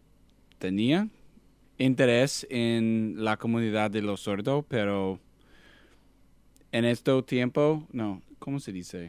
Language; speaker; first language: Spanish; non-native, learner; English